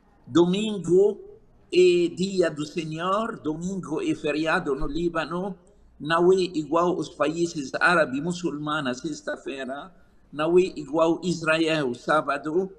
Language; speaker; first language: Portuguese; non-native, fluent; Arabic